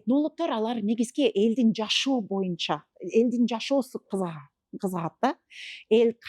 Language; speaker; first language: Kyrgyz; non-native, fluent; English